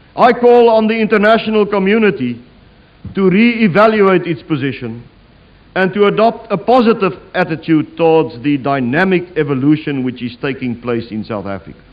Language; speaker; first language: English; non-native, local second language; Afrikaans